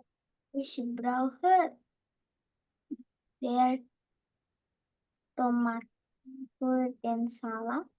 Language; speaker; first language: German; non-native, learner; Indonesian